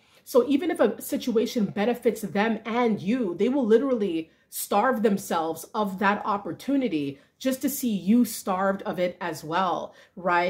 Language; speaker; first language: English; native; English